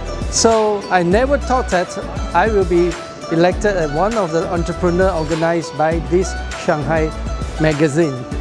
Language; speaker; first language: English; non-native, local second language; Chinese